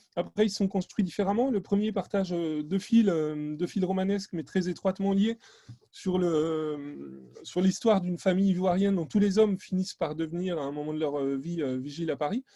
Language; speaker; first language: French; native; French